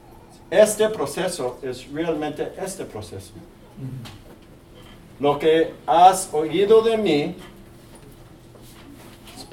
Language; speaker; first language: Spanish; early bilingual, heritage; English